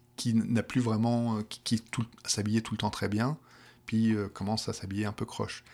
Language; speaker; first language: French; native; French